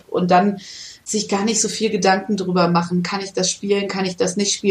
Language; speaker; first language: German; native; German